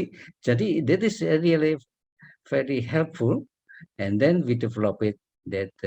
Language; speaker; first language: English; non-native, learner; Indonesian